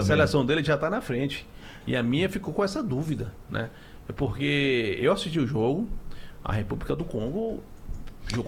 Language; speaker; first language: Portuguese; native; Portuguese